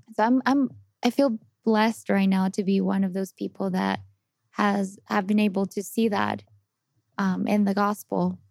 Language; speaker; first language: English; non-native, fluent; Spanish